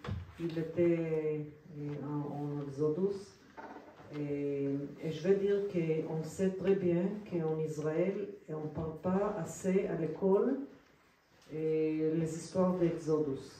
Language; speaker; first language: French; early bilingual, heritage; Hebrew